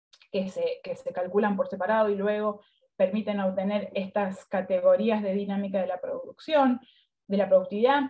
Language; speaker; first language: Spanish; native; Spanish